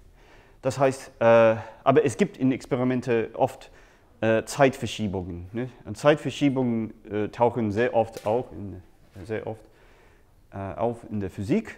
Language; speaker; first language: German; non-native, fluent; English